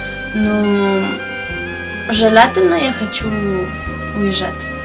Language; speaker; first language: Russian; non-native, learner; Spanish